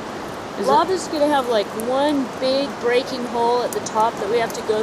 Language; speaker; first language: English; native; English